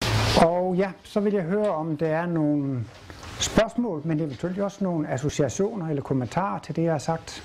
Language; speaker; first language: Danish; native; Danish